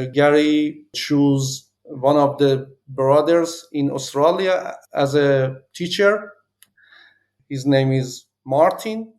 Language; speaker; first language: English; non-native, learner; Persian